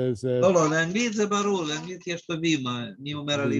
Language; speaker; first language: Hebrew; non-native, fluent; Russian